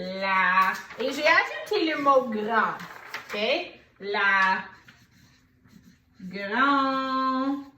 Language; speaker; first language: French; non-native, fluent; English